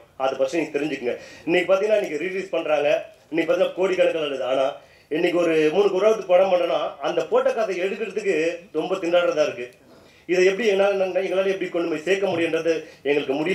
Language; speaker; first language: Tamil; native; Tamil